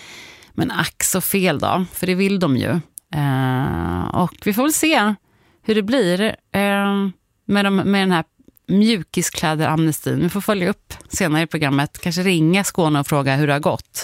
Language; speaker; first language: Swedish; native; Swedish